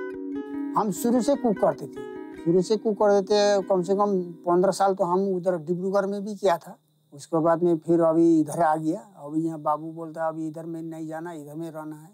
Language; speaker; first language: Hindi; non-native, local second language; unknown